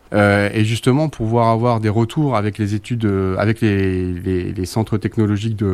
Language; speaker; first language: French; native; French